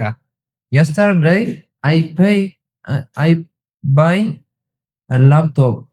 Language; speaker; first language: English; non-native, learner; Tigrinya